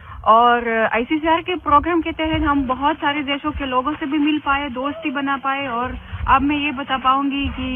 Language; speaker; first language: Hindi; non-native, fluent; Russian